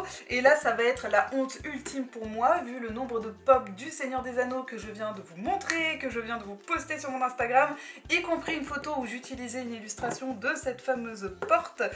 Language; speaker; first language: French; native; French